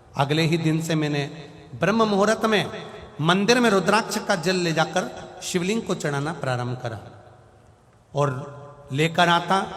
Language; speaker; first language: Hindi; native; Hindi